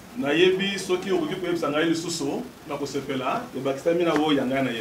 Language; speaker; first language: Lingala; native; Lingala